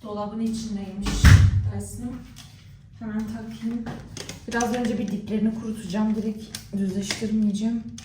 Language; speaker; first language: Turkish; early bilingual, heritage; Turkish